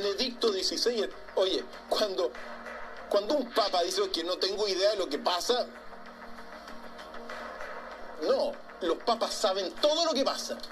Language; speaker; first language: Spanish; native; Spanish